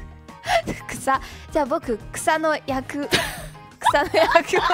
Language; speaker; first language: Japanese; non-native, fluent; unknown